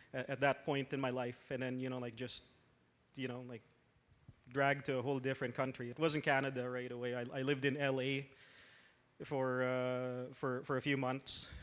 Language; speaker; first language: English; non-native, local second language; Filipino